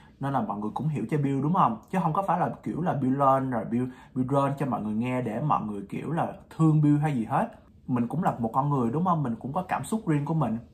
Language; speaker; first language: Vietnamese; early bilingual, heritage; Vietnamese